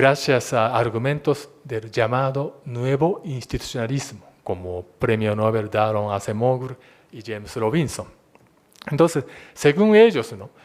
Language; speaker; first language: Spanish; non-native, fluent; Japanese